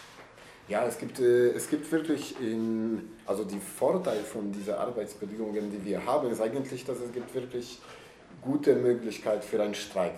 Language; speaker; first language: German; non-native, learner; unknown